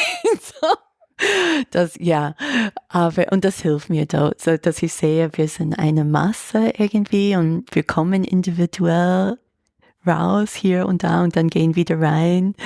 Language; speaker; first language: German; non-native, fluent; English